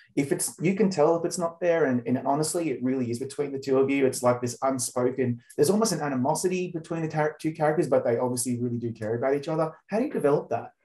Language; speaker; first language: English; native; English